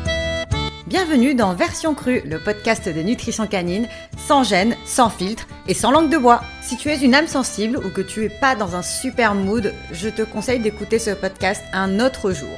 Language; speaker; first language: French; native; French